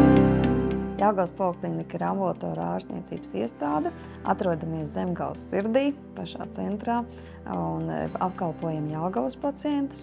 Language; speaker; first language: Latvian; native; Latvian